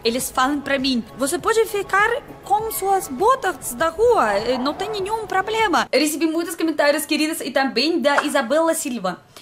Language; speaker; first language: Portuguese; non-native, learner; Russian